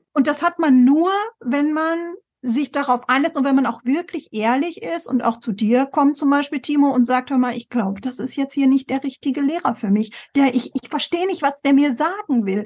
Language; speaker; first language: German; native; German